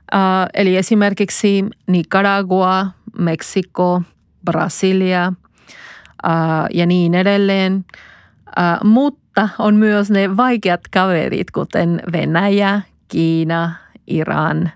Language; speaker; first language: Finnish; non-native, fluent; Spanish